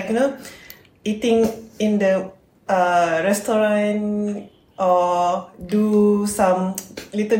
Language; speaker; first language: English; non-native, local second language; Malay